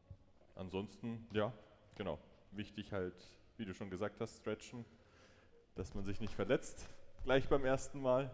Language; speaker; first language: German; native; German